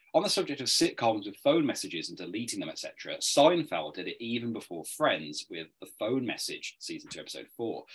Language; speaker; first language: English; native; English